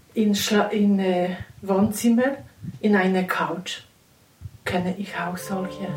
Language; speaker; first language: German; non-native, learner; Polish